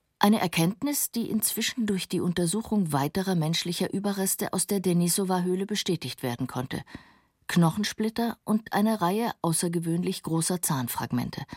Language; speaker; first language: German; native; German